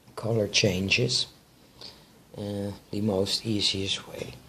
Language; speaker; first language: English; non-native, fluent; Dutch